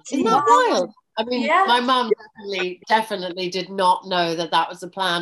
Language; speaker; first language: English; native; English